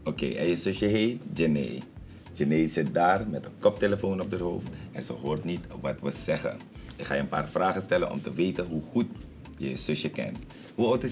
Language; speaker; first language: Dutch; native; Dutch